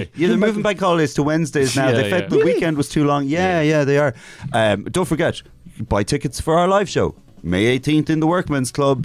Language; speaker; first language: English; native; English